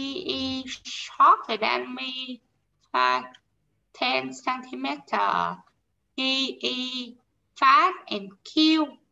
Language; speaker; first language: English; non-native, learner; Vietnamese